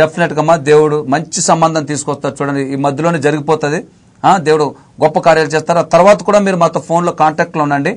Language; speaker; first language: Telugu; native; Telugu